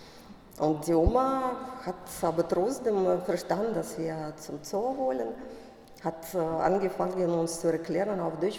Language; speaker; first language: German; non-native, fluent; Russian